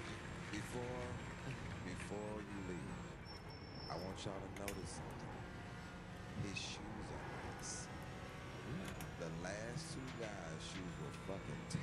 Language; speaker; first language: English; native; English